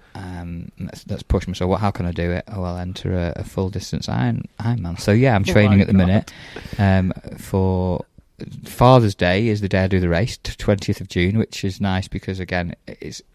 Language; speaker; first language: English; native; English